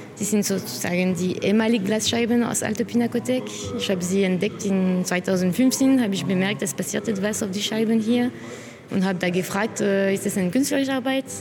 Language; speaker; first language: German; non-native, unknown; French